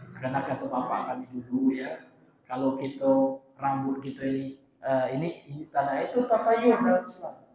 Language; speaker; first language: Indonesian; non-native, local second language; Minangkabau